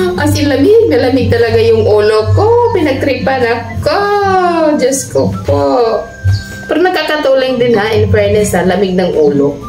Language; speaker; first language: Filipino; non-native, local second language; Cebuano